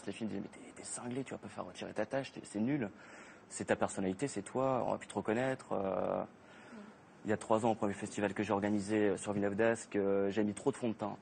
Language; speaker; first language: French; native; French